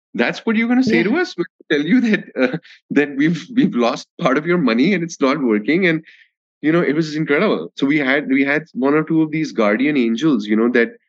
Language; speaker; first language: English; non-native, local second language; Hindi